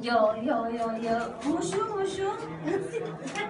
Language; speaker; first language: Czech; non-native, learner; Turkish